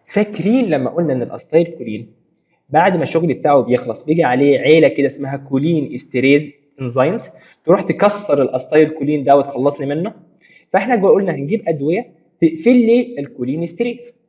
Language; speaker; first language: Arabic; native; Arabic